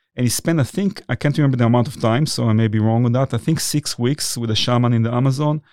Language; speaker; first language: English; non-native, fluent; Hebrew